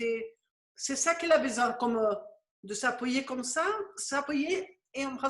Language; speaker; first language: French; non-native, fluent; Spanish